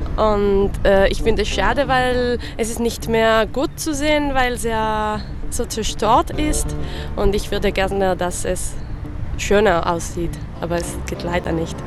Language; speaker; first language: German; non-native, learner; French